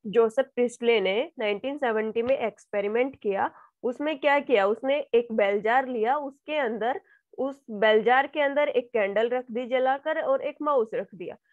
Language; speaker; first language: Hindi; native; Hindi